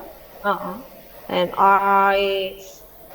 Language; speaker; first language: English; non-native, learner; Korean